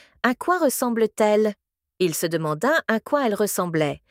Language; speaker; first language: French; native; French